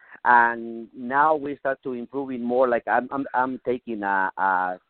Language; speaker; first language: English; non-native, learner; Spanish